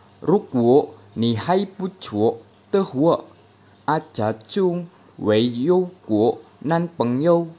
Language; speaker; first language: Chinese; non-native, learner; Indonesian